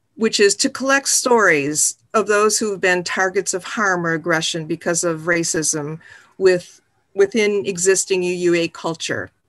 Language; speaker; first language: English; native; English